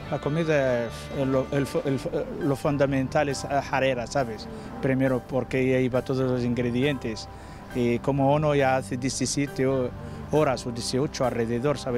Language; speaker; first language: Spanish; non-native, local second language; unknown